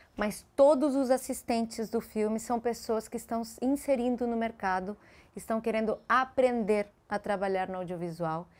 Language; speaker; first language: Portuguese; early bilingual, heritage; Spanish